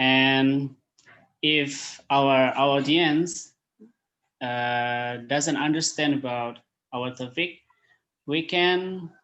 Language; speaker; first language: English; non-native, learner; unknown